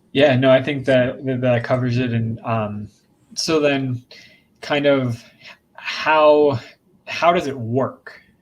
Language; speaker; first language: English; native; English